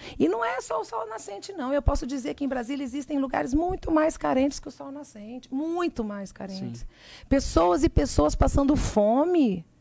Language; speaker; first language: Portuguese; native; Portuguese